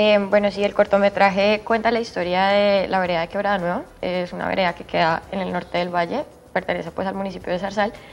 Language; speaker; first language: Spanish; native; Spanish